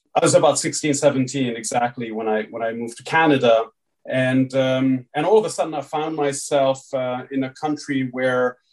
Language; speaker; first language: English; early bilingual, other home language; Hungarian